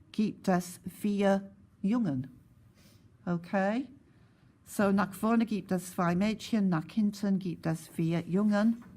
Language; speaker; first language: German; non-native, fluent; English